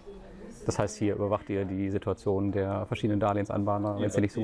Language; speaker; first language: German; native; German